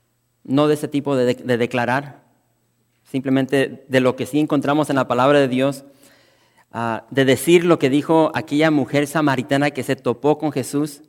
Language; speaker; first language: Spanish; native; Spanish